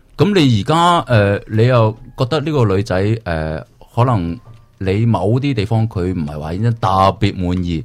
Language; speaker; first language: Cantonese; native; Cantonese